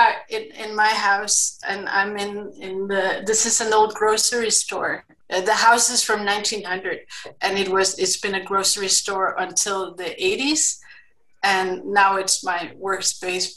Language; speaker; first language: English; non-native, fluent; Kalaallisut